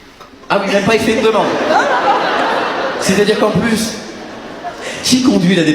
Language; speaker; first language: French; native; French